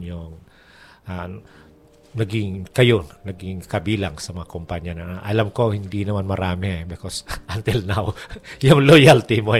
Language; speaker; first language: Filipino; native; Filipino